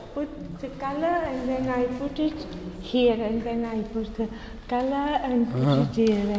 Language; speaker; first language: English; non-native, learner; Czech